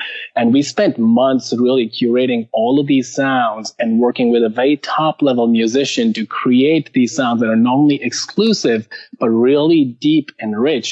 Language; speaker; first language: English; non-native, local second language; Hindi